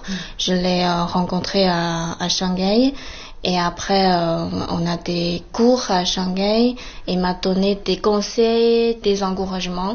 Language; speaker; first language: French; non-native, fluent; Chinese